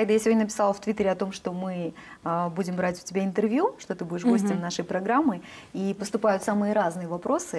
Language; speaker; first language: Russian; native; Russian